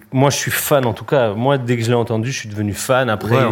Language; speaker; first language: French; early bilingual, other home language; Spanish